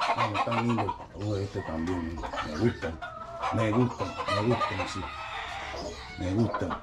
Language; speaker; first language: Spanish; non-native, fluent; English